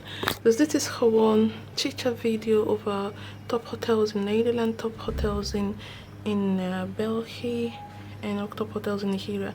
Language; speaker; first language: Dutch; non-native, learner; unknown